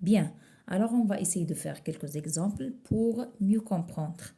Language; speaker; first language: French; non-native, local second language; Arabic